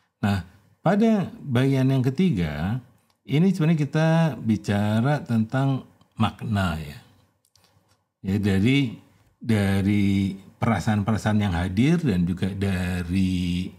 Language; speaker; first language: Indonesian; native; Indonesian